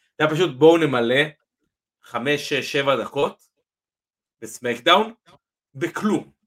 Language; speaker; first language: Hebrew; native; Hebrew